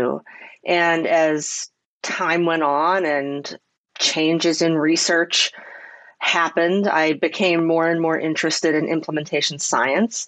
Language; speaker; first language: English; native; English